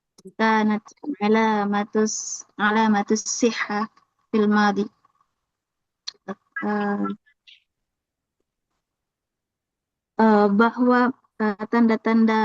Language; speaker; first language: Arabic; non-native, learner; Indonesian